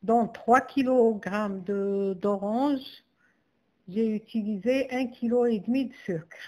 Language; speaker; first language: French; non-native, local second language; Arabic